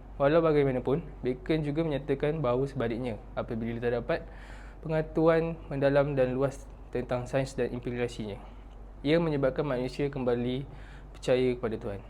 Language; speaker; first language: Malay; native; Malay